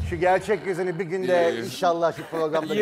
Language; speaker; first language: Turkish; native; Turkish